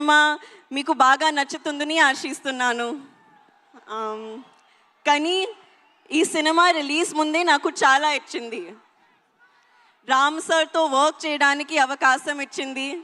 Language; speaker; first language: Telugu; non-native, learner; Hindi